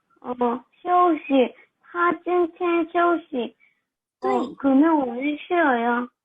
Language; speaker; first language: Chinese; non-native, learner; Korean